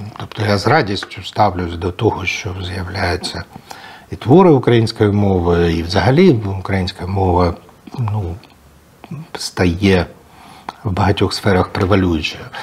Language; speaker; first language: Ukrainian; non-native, local second language; Russian